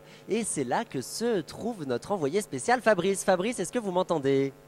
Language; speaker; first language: French; native; French